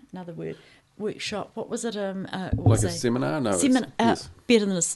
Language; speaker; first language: English; native; English